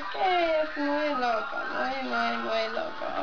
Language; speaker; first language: Spanish; non-native, learner; English